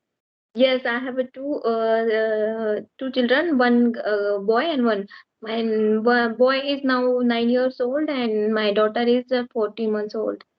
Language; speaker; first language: English; non-native, learner; Marathi